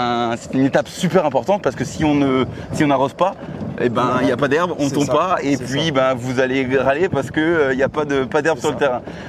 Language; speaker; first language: French; native; French